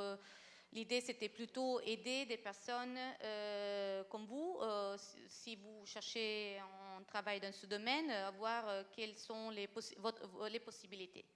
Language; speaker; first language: French; non-native, fluent; Italian